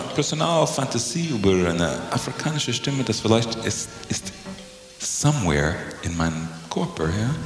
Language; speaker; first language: German; non-native, fluent; English